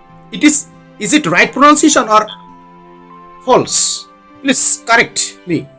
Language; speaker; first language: English; non-native, learner; Bangla